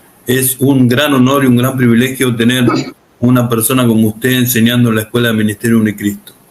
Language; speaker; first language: Spanish; non-native, fluent; Portuguese